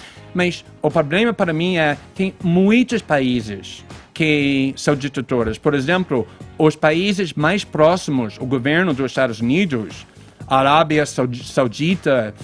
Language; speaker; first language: Portuguese; non-native, fluent; English